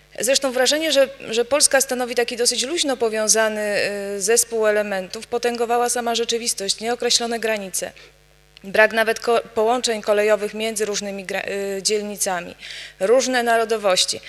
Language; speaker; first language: Polish; native; Polish